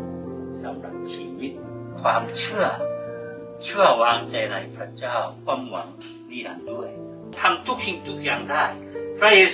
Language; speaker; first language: Thai; non-native, fluent; Korean